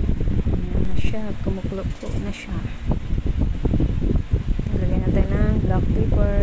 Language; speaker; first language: Filipino; native; Filipino